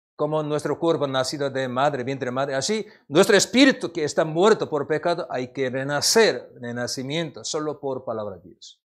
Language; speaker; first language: Spanish; non-native, learner; Korean